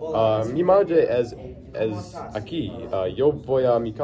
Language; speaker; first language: Spanish; non-native, learner; English